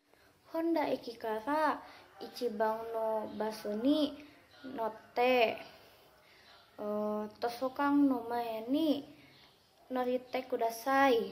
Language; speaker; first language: Japanese; non-native, learner; Indonesian